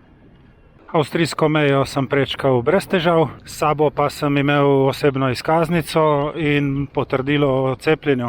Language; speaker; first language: Slovenian; native; Slovenian